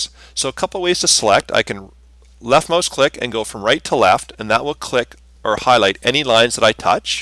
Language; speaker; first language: English; native; English